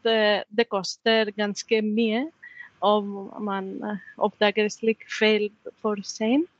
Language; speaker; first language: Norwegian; non-native, fluent; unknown